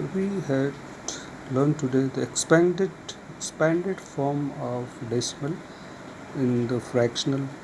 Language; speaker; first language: English; non-native, local second language; Hindi